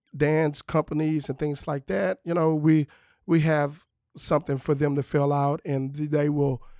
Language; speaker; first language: English; native; English